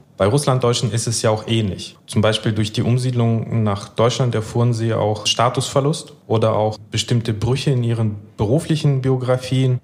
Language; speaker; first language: German; early bilingual, other home language; Russian